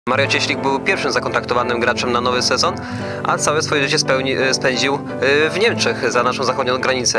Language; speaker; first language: Polish; native; Polish